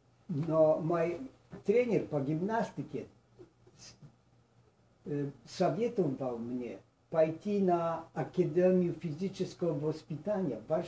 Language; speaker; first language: Russian; non-native, learner; Polish